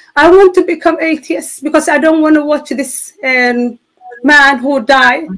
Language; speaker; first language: English; non-native, fluent; Somali